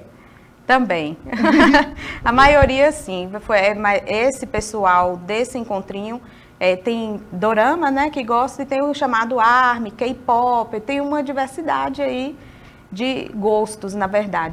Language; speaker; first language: Portuguese; native; Portuguese